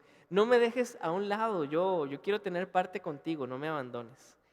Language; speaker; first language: Spanish; native; Spanish